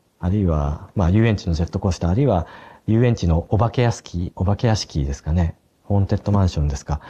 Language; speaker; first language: Japanese; native; Japanese